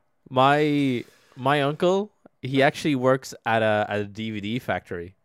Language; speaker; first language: English; native; English